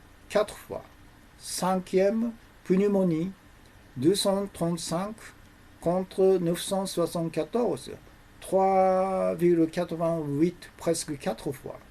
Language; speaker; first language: French; non-native, learner; Japanese